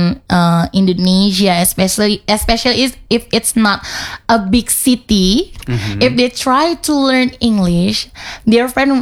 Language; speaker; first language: English; non-native, fluent; Indonesian